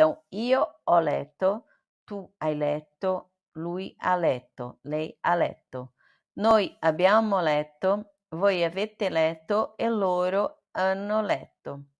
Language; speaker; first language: Italian; non-native, fluent; Portuguese